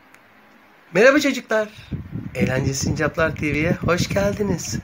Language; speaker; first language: Turkish; native; Turkish